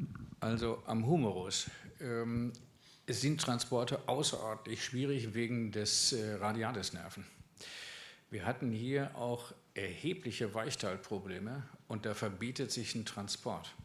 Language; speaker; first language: German; native; German